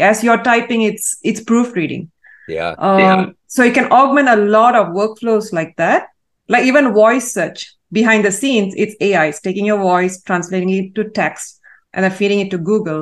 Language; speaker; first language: English; non-native, local second language; Tamil